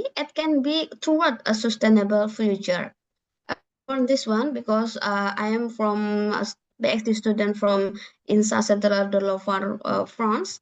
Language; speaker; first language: English; non-native, learner; Indonesian